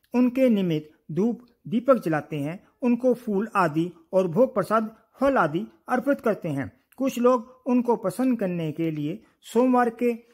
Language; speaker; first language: Hindi; native; Hindi